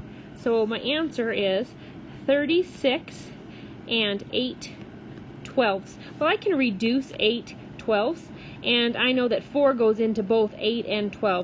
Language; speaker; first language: English; native; English